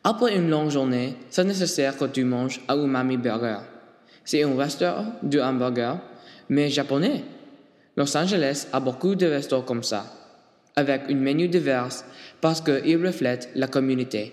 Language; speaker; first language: French; non-native, learner; English